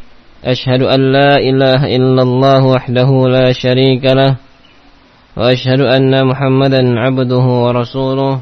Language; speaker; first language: Arabic; non-native, fluent; Indonesian